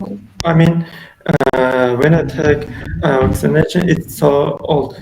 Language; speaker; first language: English; non-native, learner; Uzbek